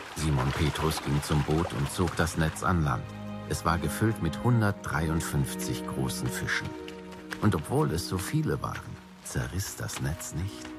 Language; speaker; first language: German; native; German